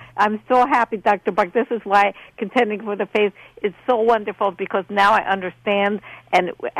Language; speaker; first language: English; non-native, fluent; Polish